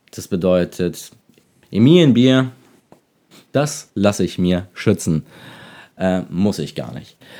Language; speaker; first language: German; native; German